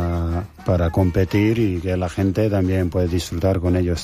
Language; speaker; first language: Spanish; non-native, fluent; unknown